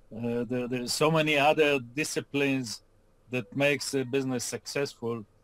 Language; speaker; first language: English; non-native, fluent; Hebrew